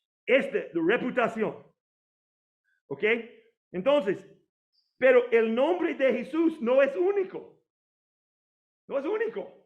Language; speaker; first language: Spanish; non-native, fluent; English